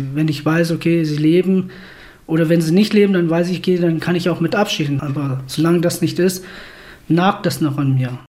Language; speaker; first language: German; early bilingual, other home language; Spanish